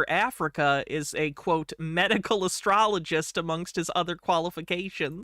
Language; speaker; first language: English; native; English